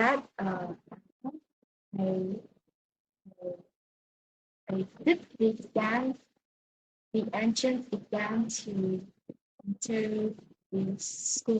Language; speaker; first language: English; non-native, learner; Vietnamese